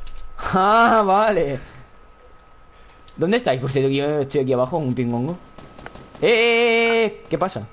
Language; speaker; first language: Spanish; native; Spanish